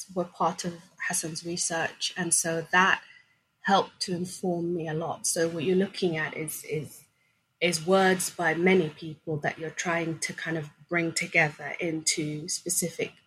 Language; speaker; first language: English; non-native, fluent; Swedish